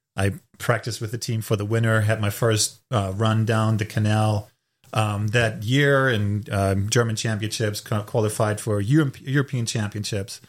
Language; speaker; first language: English; non-native, fluent; German